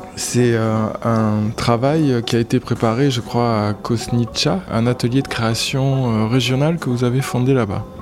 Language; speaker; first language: French; native; French